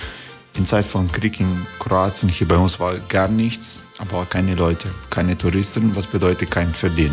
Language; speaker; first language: German; non-native, fluent; Croatian